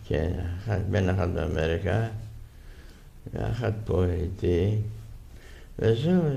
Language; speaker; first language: Hebrew; non-native, fluent; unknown